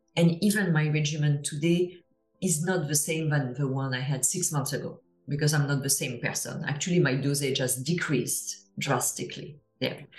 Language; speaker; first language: English; non-native, fluent; French